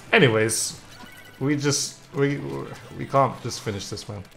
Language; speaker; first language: English; native; English